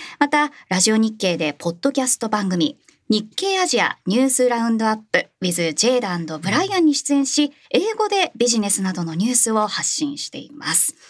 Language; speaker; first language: Japanese; native; Japanese